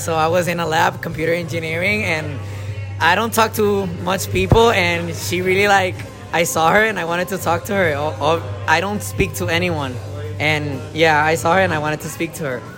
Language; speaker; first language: English; non-native, learner; Spanish